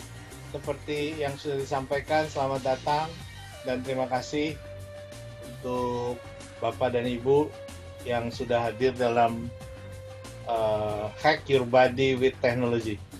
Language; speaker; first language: Indonesian; native; Indonesian